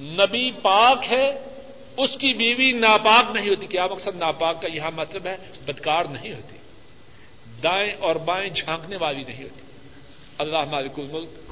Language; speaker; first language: Urdu; non-native, local second language; Punjabi